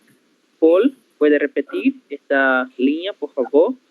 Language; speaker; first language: Spanish; non-native, learner; Portuguese